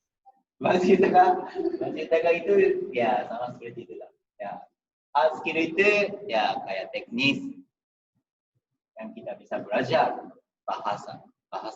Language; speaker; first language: Indonesian; non-native, fluent; Japanese